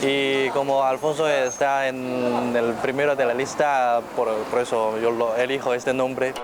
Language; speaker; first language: Spanish; non-native, fluent; Chinese